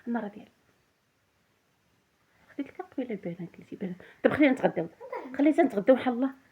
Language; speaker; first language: Arabic; native; Arabic